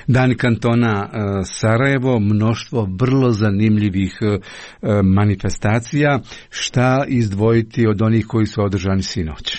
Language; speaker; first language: Croatian; native; Croatian